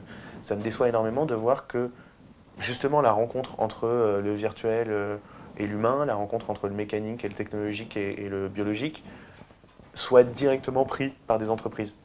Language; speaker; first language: French; native; French